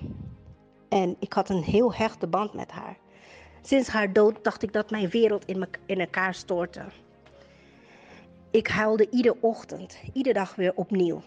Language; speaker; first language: Dutch; native; Dutch